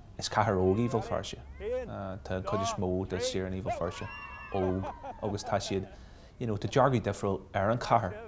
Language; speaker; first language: Irish; non-native, local second language; English